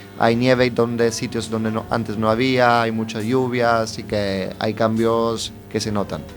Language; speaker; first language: Spanish; non-native, fluent; Italian